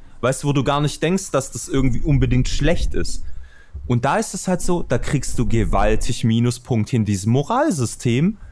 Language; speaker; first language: German; early bilingual, other home language; Albanian